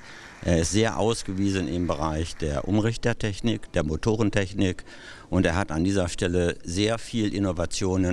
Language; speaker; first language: German; native; German